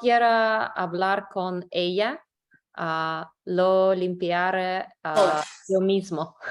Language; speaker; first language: Spanish; non-native, learner; English